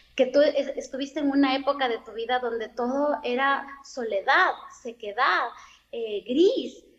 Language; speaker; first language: Spanish; native; Spanish